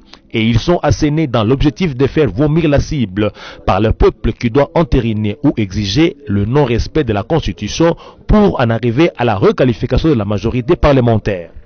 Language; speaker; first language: French; native; French